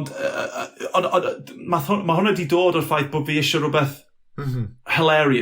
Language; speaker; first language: Welsh; non-native, local second language; English